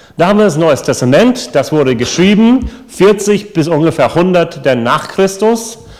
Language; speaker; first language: German; non-native, fluent; English